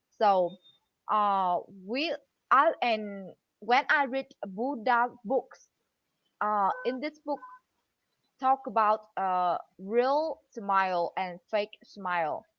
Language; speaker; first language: English; non-native, learner; Vietnamese